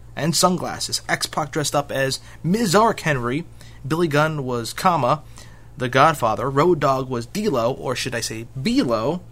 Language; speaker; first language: English; native; English